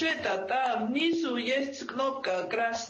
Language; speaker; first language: Russian; non-native, fluent; Georgian